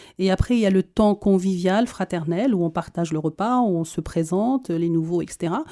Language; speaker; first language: French; early bilingual, other home language; Arabic